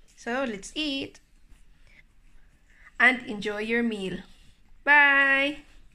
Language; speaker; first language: English; non-native, local second language; Cebuano